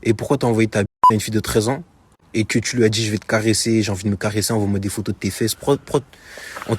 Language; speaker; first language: French; native; French